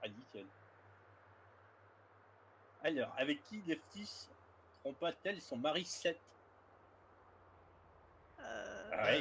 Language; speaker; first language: French; native; French